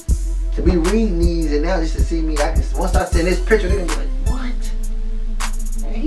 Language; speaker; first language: English; native; English